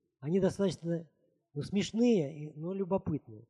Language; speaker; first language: Russian; native; Russian